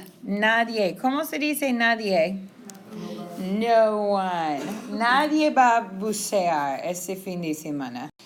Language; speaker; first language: Spanish; non-native, fluent; English